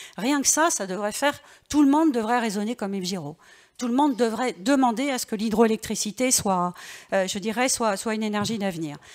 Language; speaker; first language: French; native; French